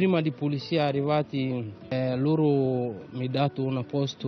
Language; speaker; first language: Italian; non-native, learner; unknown